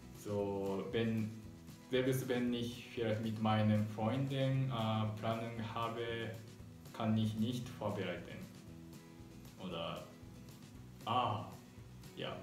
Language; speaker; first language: German; non-native, learner; Japanese